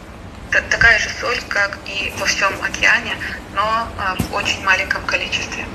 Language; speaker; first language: Russian; native; Russian